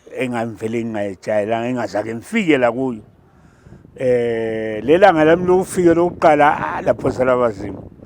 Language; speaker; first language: Zulu; native; Zulu